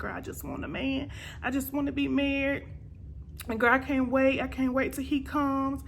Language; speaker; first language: English; native; English